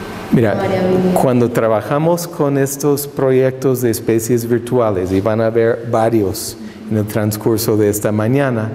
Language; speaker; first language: Spanish; non-native, fluent; English